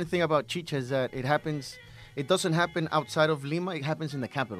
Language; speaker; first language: English; early bilingual, other home language; Spanish